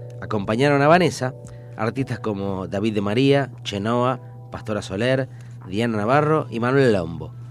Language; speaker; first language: Spanish; native; Spanish